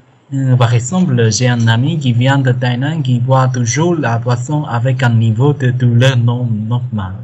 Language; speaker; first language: French; non-native, learner; Chinese